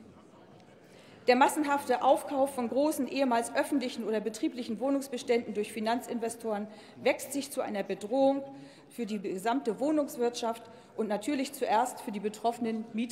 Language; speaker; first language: German; native; German